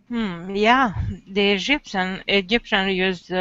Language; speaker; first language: English; non-native, learner; Romanian